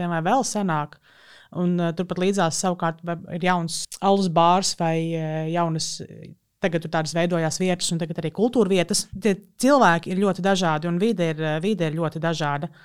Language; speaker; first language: Latvian; native; Latvian